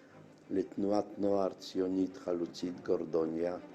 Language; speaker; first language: Hebrew; non-native, fluent; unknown